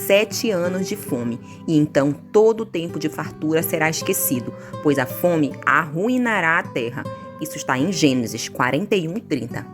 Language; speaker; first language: Portuguese; native; Portuguese